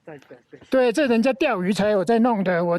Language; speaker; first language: Chinese; native; Chinese